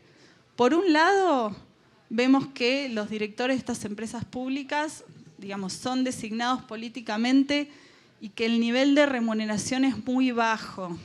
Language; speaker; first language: Spanish; native; Spanish